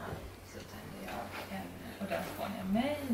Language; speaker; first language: Swedish; native; Swedish